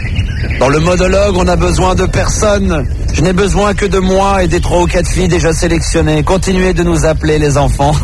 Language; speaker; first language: French; native; French